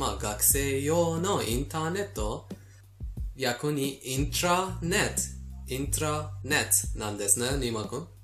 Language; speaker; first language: Japanese; non-native, fluent; Persian